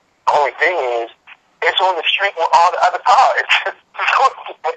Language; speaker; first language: English; native; English